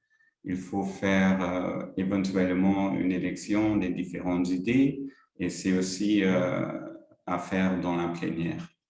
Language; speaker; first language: French; non-native, local second language; Luxembourgish